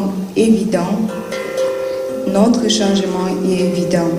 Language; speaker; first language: French; non-native, learner; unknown